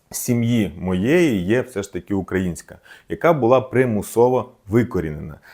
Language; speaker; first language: Ukrainian; non-native, local second language; Russian